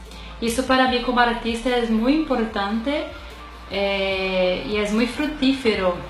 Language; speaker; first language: Portuguese; non-native, fluent; Spanish